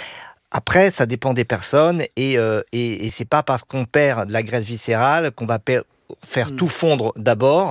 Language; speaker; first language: French; native; French